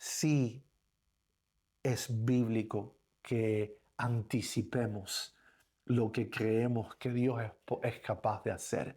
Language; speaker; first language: Spanish; native; Spanish